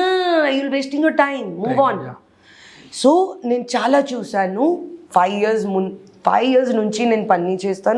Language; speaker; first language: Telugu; non-native, learner; Hindi